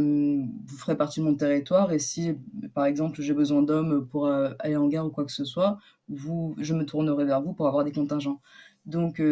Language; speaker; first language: French; native; French